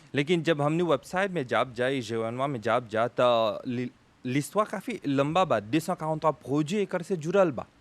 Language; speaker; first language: Bhojpuri; non-native, local second language; Morisyen